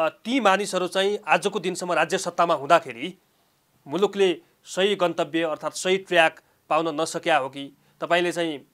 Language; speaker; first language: Nepali; native; Nepali